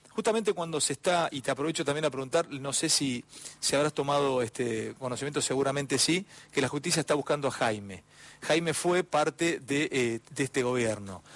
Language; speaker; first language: Spanish; native; Spanish